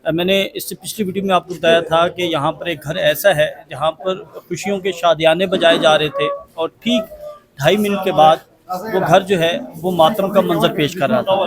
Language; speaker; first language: Urdu; non-native, local second language; Pashto